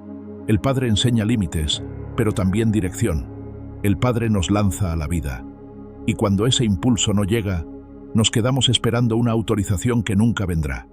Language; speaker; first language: Spanish; native; Spanish